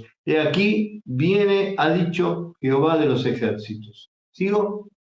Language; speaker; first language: Spanish; native; Spanish